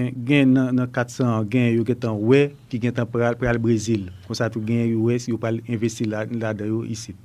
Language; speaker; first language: Portuguese; non-native, learner; Haitian Creole